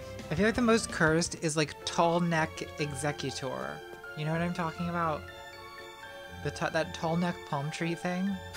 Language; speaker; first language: English; native; English